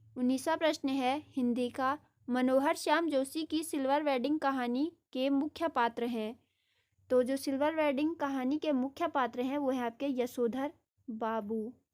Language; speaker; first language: Hindi; native; Hindi